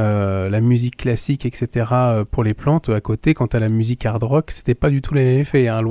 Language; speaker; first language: French; native; French